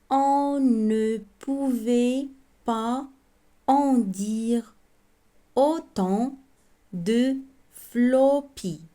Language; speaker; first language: French; non-native, local second language; Arabic